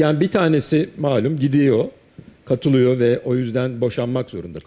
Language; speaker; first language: Turkish; native; Turkish